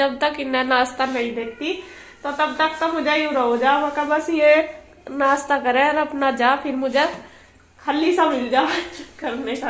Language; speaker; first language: Hindi; native; Hindi